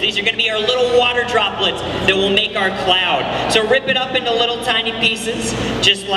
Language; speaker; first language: English; native; English